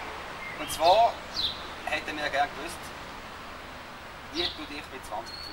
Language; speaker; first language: German; native; German